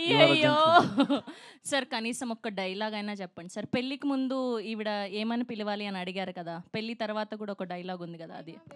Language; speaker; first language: Telugu; native; Telugu